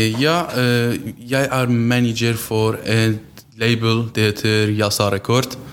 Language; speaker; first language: Norwegian; non-native, learner; Central Kurdish